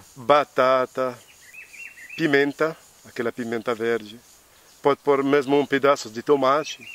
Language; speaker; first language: Portuguese; non-native, fluent; Arabic